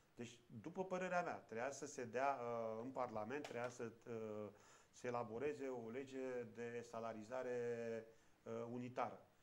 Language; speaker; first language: Romanian; native; Romanian